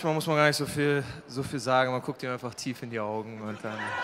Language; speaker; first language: German; native; German